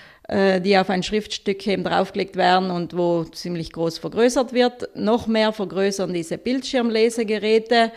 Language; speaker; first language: German; native; German